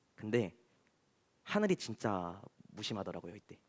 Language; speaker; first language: Korean; native; Korean